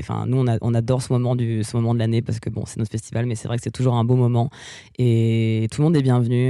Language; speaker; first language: French; native; French